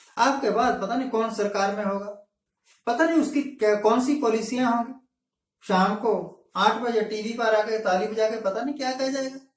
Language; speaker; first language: Hindi; non-native, local second language; Punjabi